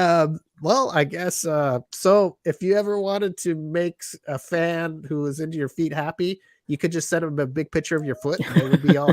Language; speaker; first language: English; native; English